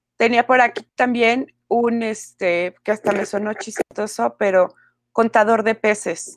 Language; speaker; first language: Spanish; native; Spanish